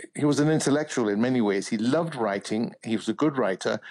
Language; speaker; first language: English; native; English